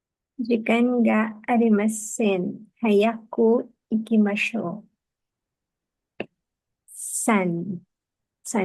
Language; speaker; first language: Japanese; non-native, learner; Filipino